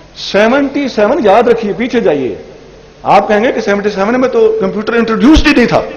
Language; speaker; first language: Urdu; non-native, local second language; Punjabi